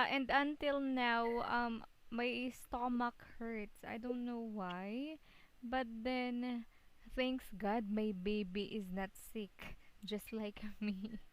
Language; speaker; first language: English; non-native, local second language; Filipino